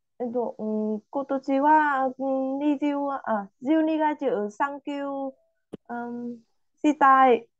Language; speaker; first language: Japanese; non-native, learner; Vietnamese